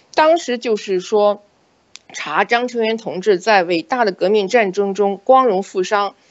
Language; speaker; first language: Chinese; native; Chinese